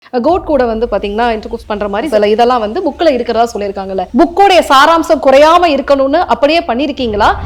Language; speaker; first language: Tamil; native; Tamil